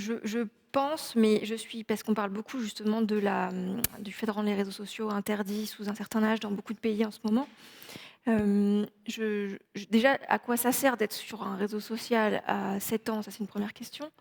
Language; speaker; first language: French; native; French